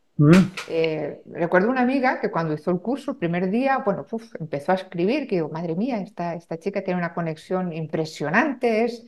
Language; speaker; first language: Spanish; native; Spanish